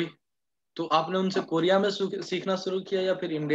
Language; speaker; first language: Hindi; native; Hindi